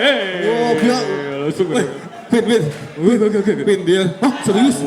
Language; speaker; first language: Indonesian; native; Indonesian